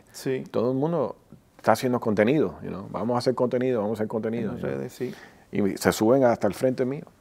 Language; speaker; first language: Spanish; early bilingual, heritage; Spanish